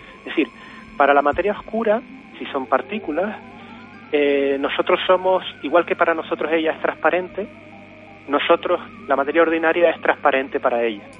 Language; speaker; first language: Spanish; native; Spanish